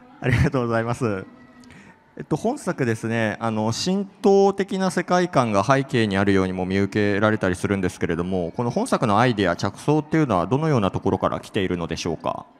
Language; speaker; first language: Japanese; native; Japanese